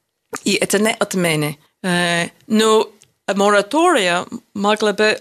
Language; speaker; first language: Russian; non-native, learner; English